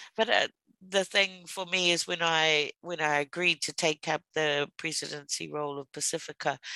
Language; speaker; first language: English; native; English